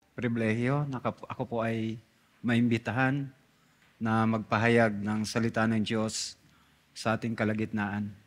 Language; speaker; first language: Filipino; non-native, local second language; Bikol